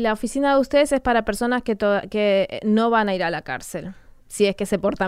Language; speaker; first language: Spanish; native; Spanish